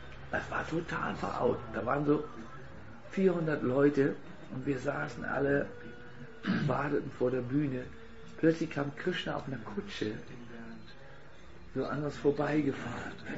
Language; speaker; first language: German; native; German